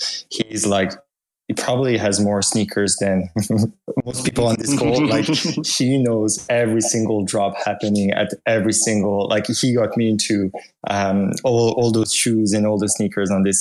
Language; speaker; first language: English; non-native, fluent; French